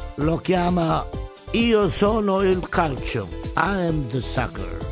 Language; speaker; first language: Italian; native; Italian